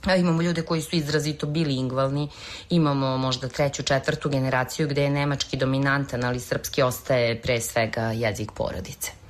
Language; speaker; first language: Serbian; native; Serbian